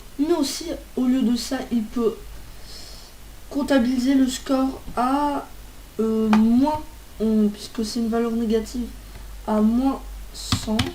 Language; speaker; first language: French; native; French